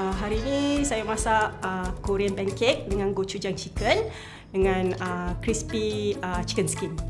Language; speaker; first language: Malay; native; Malay